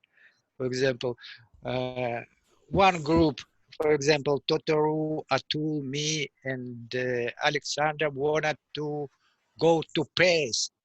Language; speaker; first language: English; non-native, learner; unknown